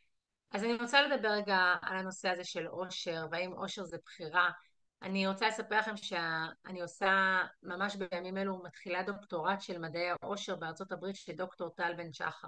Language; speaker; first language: Hebrew; native; Hebrew